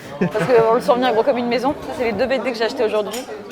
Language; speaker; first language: French; native; French